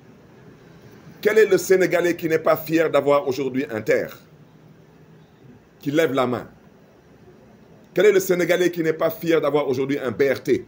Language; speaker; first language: French; non-native, local second language; Wolof